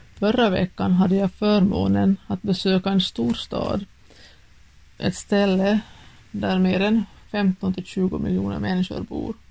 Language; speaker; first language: Swedish; native; Swedish